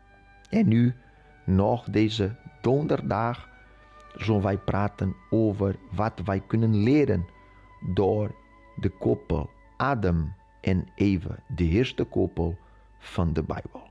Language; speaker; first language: Dutch; non-native, fluent; Portuguese